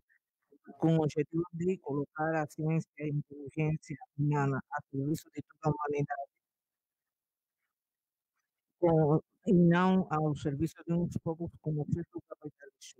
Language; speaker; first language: Portuguese; non-native, fluent; Spanish